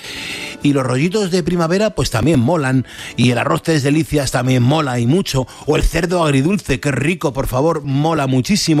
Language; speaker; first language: Spanish; native; Spanish